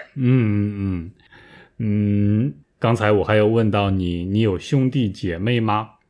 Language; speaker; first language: Chinese; native; Chinese